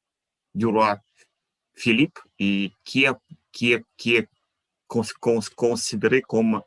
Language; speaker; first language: French; non-native, fluent; Ukrainian